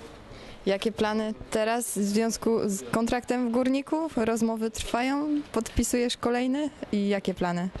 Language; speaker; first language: Polish; native; Polish